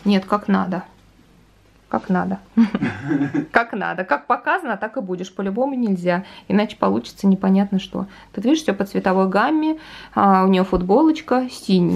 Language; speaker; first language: Russian; native; Russian